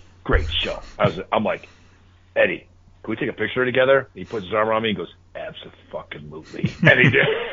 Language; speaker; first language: English; native; English